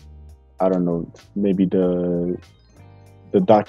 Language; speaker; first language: English; non-native, fluent; Bulgarian